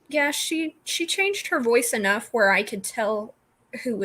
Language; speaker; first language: English; native; English